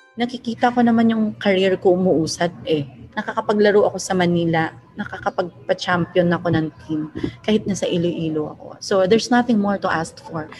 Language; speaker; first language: Filipino; non-native, local second language; Hiligaynon